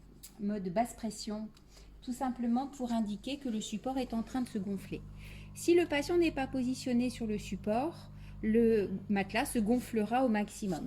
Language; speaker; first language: French; native; French